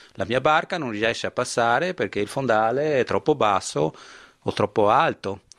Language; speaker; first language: Italian; native; Italian